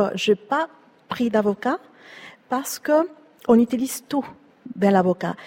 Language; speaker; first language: French; non-native, fluent; Spanish